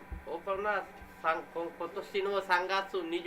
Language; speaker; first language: Japanese; non-native, fluent; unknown